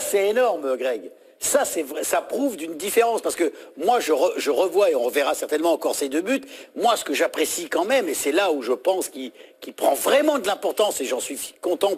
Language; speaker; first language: French; native; French